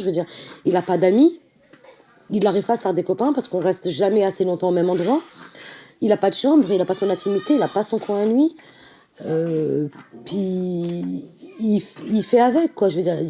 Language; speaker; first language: French; native; French